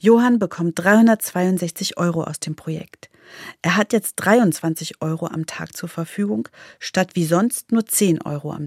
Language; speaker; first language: German; native; German